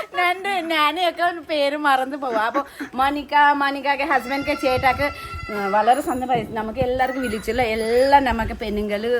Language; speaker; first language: Malayalam; non-native, learner; Nepali